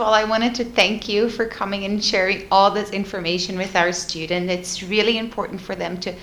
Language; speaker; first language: English; non-native, fluent; Portuguese